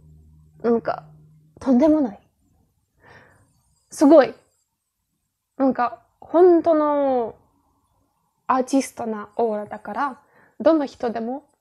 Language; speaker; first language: Japanese; non-native, fluent; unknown